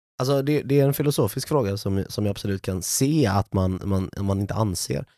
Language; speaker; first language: Swedish; native; Swedish